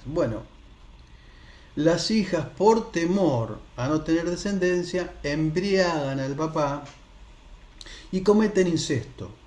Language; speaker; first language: Spanish; native; Spanish